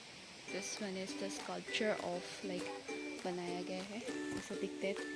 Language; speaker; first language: Hindi; non-native, local second language; Assamese